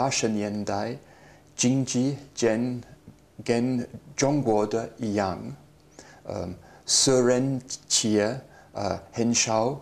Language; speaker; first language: Chinese; non-native, learner; English